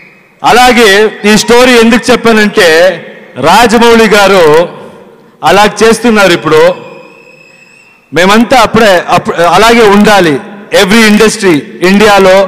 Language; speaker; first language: Telugu; non-native, learner; Kannada